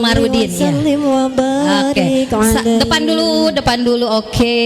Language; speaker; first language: Indonesian; native; Indonesian